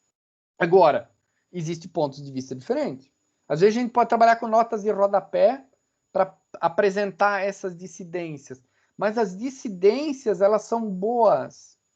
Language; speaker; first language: Portuguese; native; Portuguese